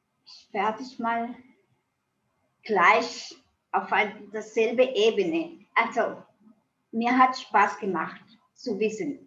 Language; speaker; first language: German; non-native, fluent; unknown